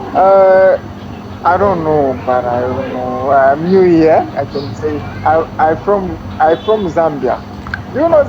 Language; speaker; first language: English; non-native, learner; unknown